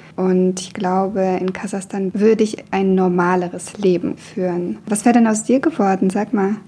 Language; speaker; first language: German; early bilingual, other home language; Russian